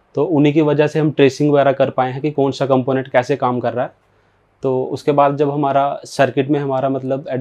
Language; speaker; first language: Hindi; native; Hindi